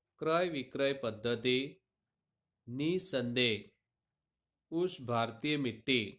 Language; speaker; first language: Hindi; non-native, local second language; Gujarati